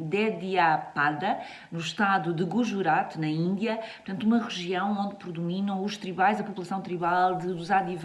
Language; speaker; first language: Portuguese; native; Portuguese